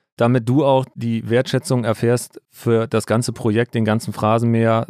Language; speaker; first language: German; native; German